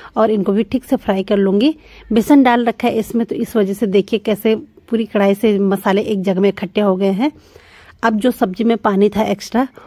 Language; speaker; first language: Hindi; native; Hindi